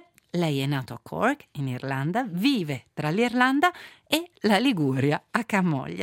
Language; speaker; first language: Italian; native; Italian